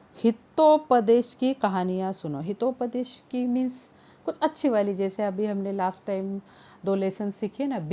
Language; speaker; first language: Hindi; non-native, local second language; Marathi